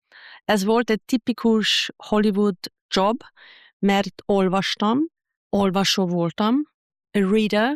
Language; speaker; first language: Hungarian; non-native, learner; German